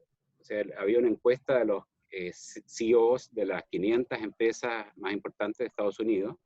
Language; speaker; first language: Spanish; native; Spanish